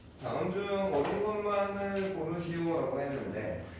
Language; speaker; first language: Korean; native; Korean